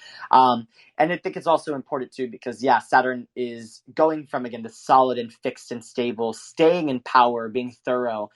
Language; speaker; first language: English; native; English